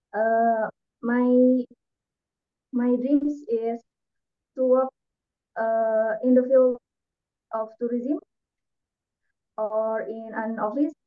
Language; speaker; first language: English; non-native, learner; Indonesian